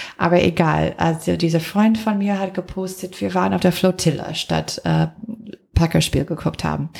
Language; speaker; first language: German; non-native, fluent; English